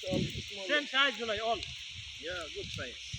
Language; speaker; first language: English; non-native, learner; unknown